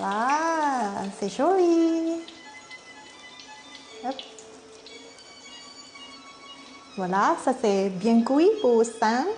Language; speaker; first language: French; non-native, learner; Thai